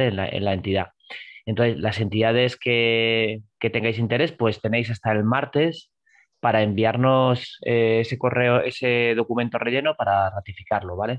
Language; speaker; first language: Spanish; native; Spanish